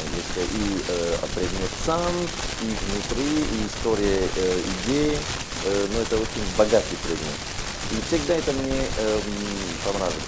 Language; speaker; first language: Russian; non-native, fluent; French